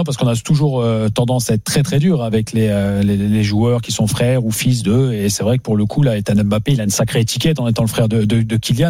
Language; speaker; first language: French; native; French